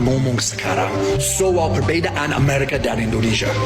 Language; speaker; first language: Indonesian; non-native, fluent; English